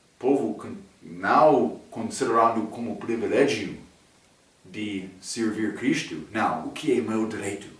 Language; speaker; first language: Portuguese; non-native, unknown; English